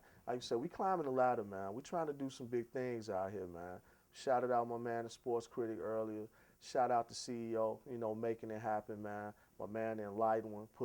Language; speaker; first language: English; native; English